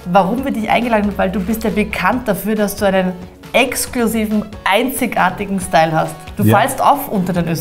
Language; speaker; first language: German; native; German